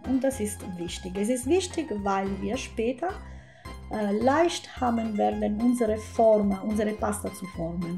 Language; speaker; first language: German; non-native, fluent; Italian